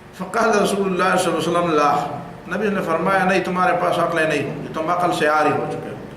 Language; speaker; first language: Urdu; non-native, local second language; Pashto